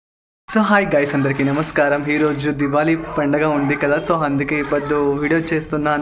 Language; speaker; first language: Telugu; non-native, local second language; Kannada